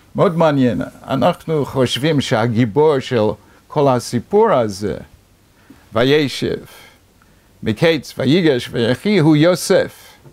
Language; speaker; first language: Hebrew; non-native, fluent; English